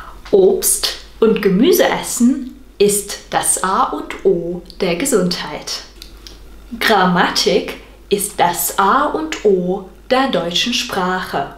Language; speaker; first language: German; non-native, fluent; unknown